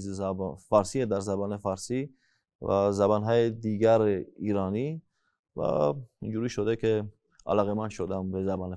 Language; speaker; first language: Persian; non-native, fluent; Armenian